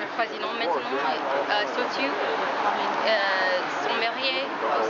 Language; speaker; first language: French; native; French